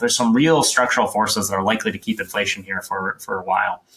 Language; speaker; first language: English; native; English